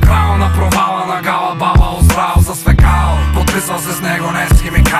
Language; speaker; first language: Bulgarian; native; Bulgarian